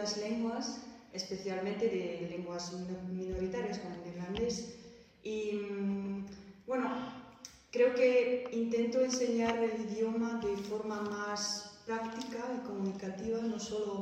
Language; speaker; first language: Spanish; non-native, fluent; Dutch